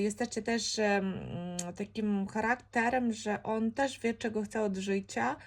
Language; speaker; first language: Polish; non-native, fluent; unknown